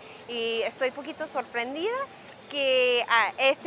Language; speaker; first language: Spanish; non-native, learner; English